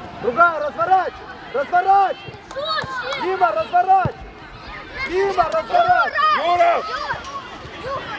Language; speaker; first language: Russian; native; Russian